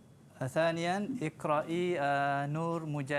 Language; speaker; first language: Arabic; non-native, learner; Malay